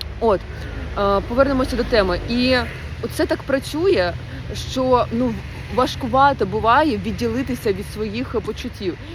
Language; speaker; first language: Ukrainian; non-native, local second language; Russian